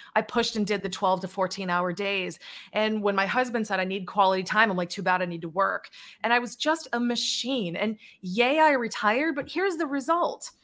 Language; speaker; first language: English; native; English